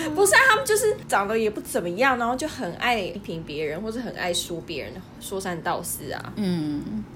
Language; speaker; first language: Chinese; non-native, local second language; Min Nan Chinese